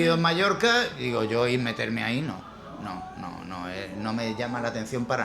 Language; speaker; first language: Spanish; native; Spanish